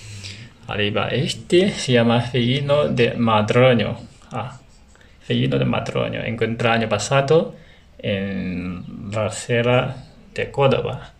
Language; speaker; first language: Spanish; non-native, learner; Chinese